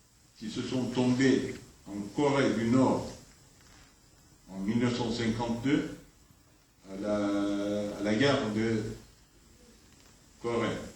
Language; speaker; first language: French; non-native, fluent; Turkish